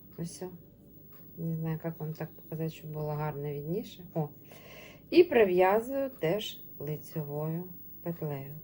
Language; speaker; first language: Ukrainian; non-native, local second language; Russian